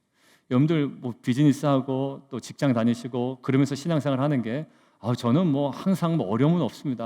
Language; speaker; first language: Korean; native; Korean